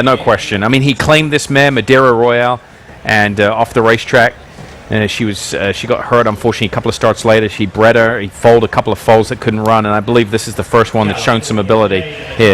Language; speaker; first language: English; native; English